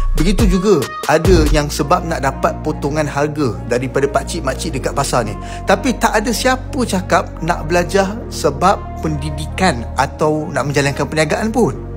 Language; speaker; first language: Malay; native; Malay